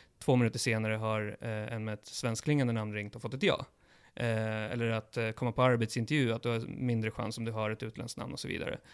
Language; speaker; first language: Swedish; early bilingual, other home language; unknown